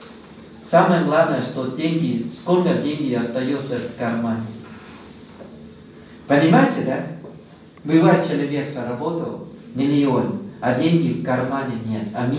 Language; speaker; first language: Russian; non-native, learner; Thai